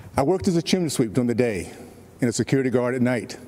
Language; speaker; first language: English; native; English